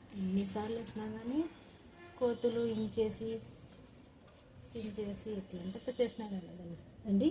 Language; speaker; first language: Telugu; native; Telugu